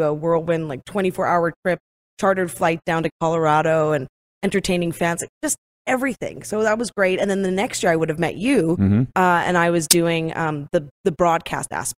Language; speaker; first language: English; native; English